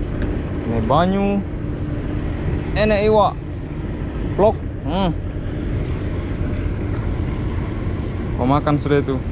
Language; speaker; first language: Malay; non-native, local second language; Javanese